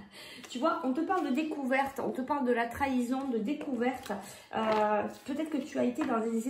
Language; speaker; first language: French; native; French